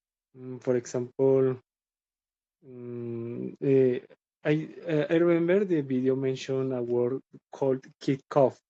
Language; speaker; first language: English; non-native, learner; Spanish